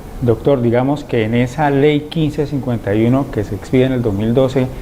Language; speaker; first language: Spanish; native; Spanish